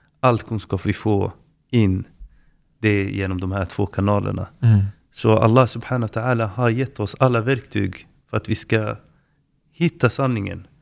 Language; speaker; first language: Swedish; non-native, fluent; Arabic